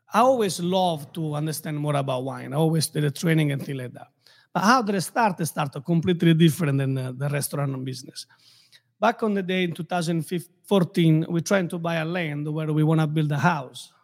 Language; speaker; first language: English; non-native, fluent; Italian